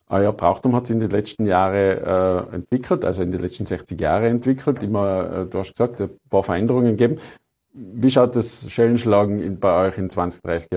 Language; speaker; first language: German; native; German